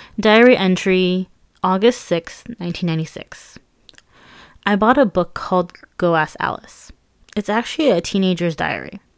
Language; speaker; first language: English; early bilingual, other home language; Persian